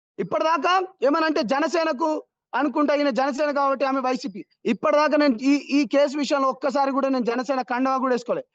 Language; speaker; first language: Telugu; non-native, local second language; Lambadi